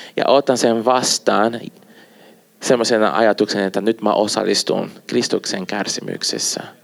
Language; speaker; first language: Finnish; non-native, fluent; Portuguese